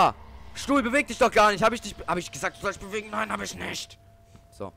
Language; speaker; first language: German; native; German